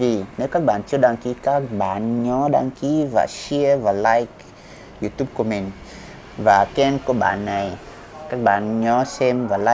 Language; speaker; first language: Vietnamese; non-native, fluent; Igbo